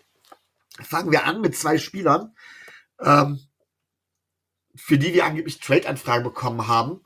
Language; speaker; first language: German; native; German